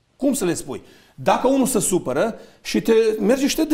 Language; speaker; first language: Romanian; native; Romanian